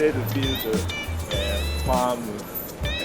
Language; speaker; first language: French; non-native, learner; Japanese